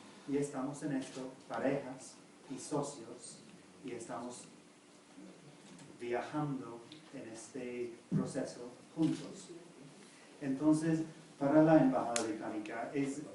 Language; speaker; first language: Spanish; non-native, fluent; English